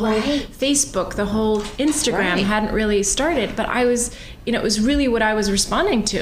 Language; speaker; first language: English; native; English